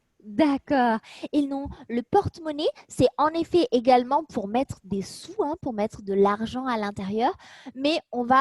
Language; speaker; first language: French; native; French